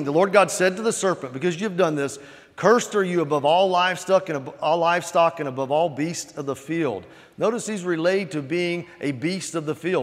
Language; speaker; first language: English; native; English